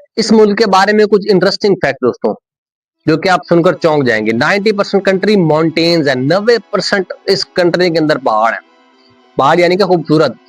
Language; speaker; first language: Urdu; non-native, local second language; Punjabi